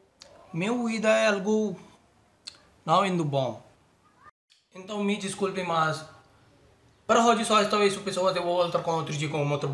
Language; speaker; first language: Portuguese; non-native, learner; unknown